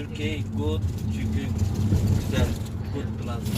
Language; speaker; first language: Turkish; non-native, learner; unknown